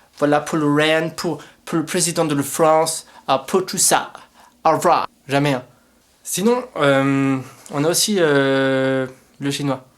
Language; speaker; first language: French; native; French